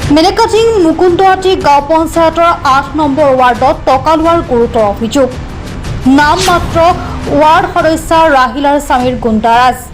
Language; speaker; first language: Assamese; native; Assamese